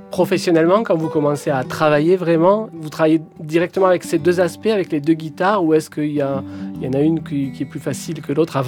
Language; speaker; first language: French; native; French